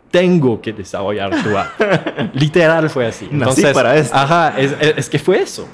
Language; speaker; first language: Spanish; non-native, fluent; French